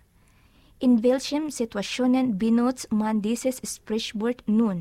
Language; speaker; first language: German; non-native, learner; Filipino